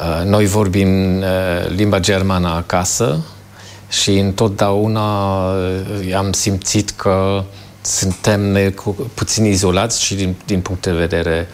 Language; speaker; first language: Romanian; non-native, fluent; German